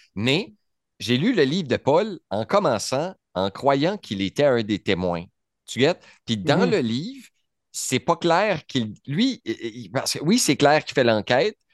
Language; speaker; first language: French; native; French